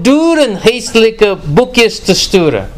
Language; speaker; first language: Dutch; non-native, fluent; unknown